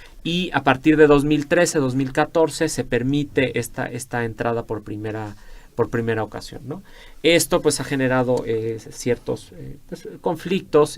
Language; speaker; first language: Spanish; native; Spanish